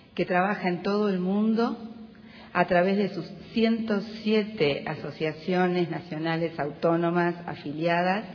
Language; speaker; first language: Spanish; native; Spanish